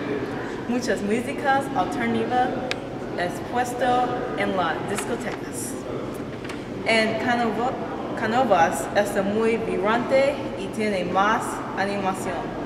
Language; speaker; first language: Spanish; non-native, learner; English